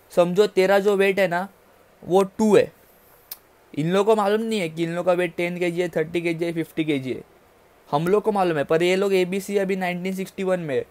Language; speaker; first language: Hindi; native; Hindi